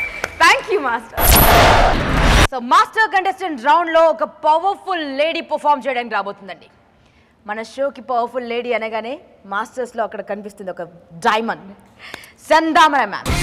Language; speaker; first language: Telugu; native; Telugu